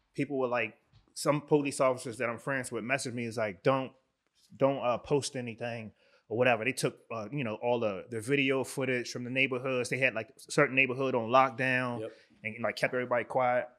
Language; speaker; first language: English; native; English